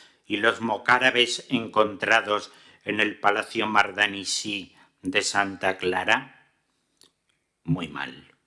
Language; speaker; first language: Spanish; native; Spanish